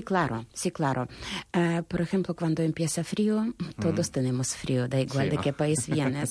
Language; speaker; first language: Spanish; non-native, fluent; Russian